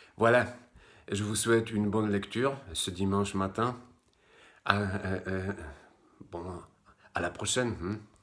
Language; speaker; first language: French; non-native, fluent; Polish